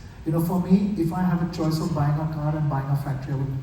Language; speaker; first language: English; non-native, local second language; Bangla